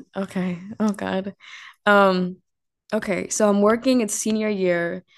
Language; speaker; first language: English; early bilingual, other home language; Spanish